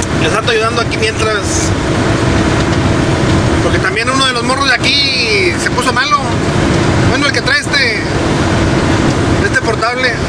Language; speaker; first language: Spanish; native; Spanish